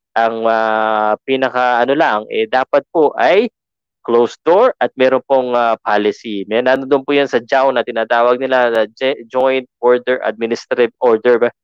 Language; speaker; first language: Filipino; native; Filipino